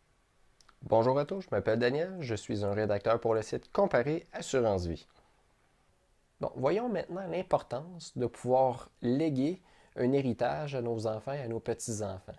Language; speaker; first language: French; native; French